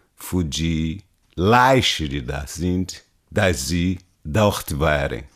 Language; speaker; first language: German; non-native, learner; Portuguese